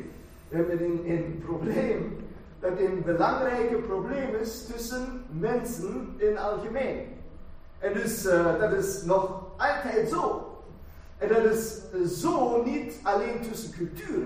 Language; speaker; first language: Dutch; non-native, fluent; German